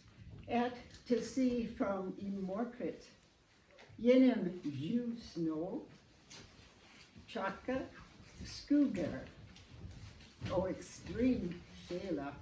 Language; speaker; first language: Swedish; non-native, learner; English